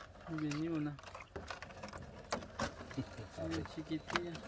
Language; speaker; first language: Spanish; native; Spanish